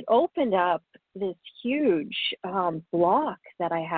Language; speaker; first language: English; native; English